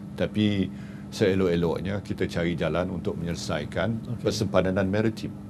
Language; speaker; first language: Malay; native; Malay